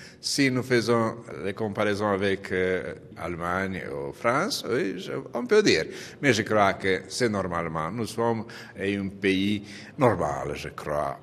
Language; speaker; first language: French; non-native, fluent; Romanian